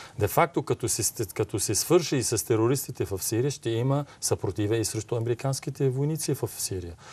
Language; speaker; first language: Bulgarian; non-native, fluent; Arabic